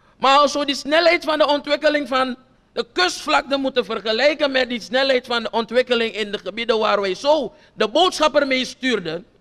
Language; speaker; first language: Dutch; non-native, local second language; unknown